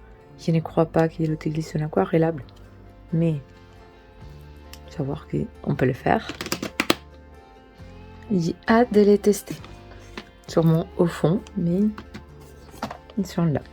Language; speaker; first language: French; non-native, learner; Spanish